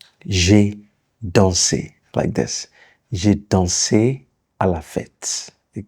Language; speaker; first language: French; non-native, fluent; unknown